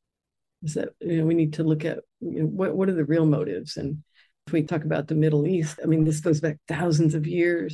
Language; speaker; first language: English; native; English